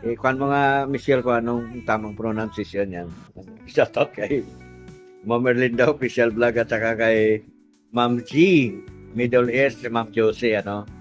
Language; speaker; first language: Filipino; non-native, local second language; Cebuano